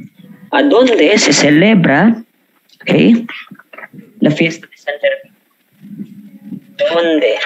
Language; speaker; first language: Spanish; non-native, fluent; Filipino